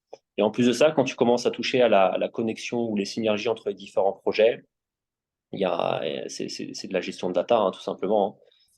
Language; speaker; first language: French; native; French